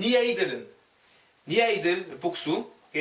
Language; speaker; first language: Korean; non-native, fluent; French